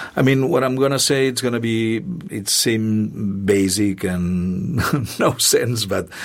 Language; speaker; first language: English; non-native, fluent; Spanish